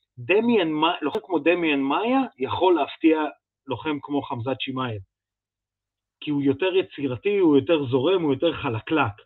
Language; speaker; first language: Hebrew; early bilingual, other home language; Russian